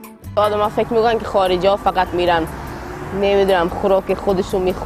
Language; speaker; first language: Persian; non-native, learner; Swedish